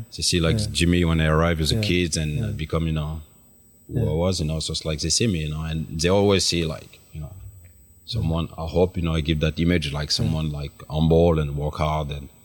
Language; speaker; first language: English; non-native, fluent; French